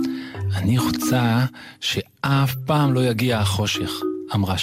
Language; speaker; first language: Hebrew; native; Hebrew